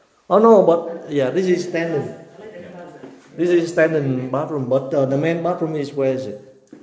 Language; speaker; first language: English; non-native, learner; Vietnamese